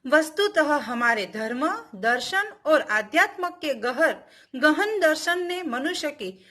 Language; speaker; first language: Hindi; non-native, local second language; Gujarati